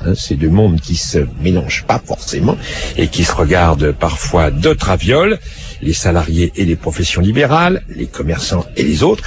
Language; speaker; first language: French; native; French